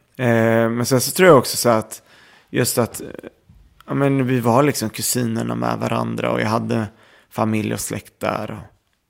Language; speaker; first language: Swedish; early bilingual, other home language; Arabic